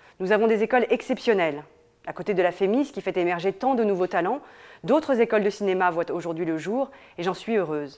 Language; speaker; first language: French; native; French